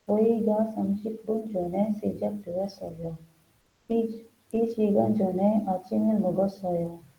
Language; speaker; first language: Korean; non-native, learner; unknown